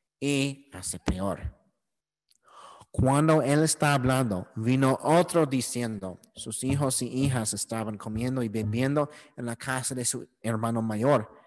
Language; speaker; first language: Spanish; non-native, learner; English